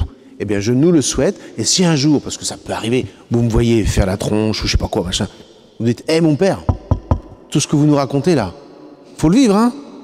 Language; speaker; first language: French; native; French